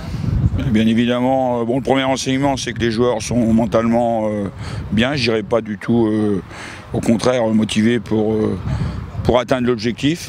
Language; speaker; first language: French; native; French